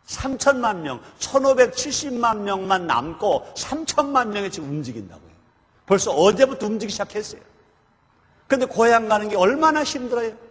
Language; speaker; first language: Korean; native; Korean